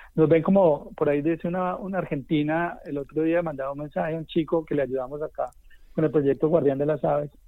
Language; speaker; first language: Spanish; native; Spanish